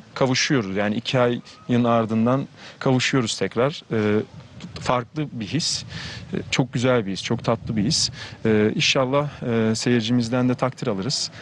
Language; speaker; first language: Turkish; native; Turkish